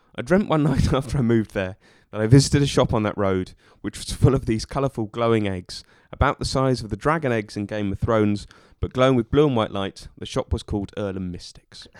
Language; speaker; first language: English; native; English